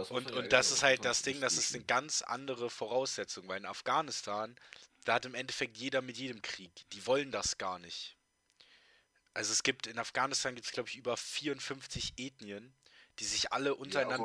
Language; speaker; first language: German; native; German